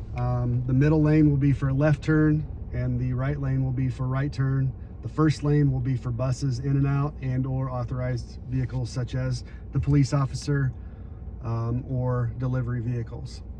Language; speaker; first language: English; native; English